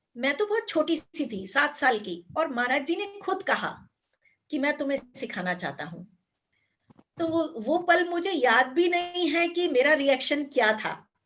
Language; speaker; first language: Hindi; native; Hindi